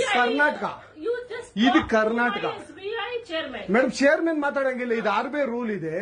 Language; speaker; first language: Kannada; native; Kannada